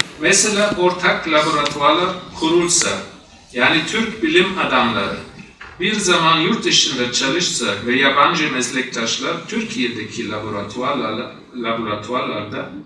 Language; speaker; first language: Turkish; non-native, fluent; German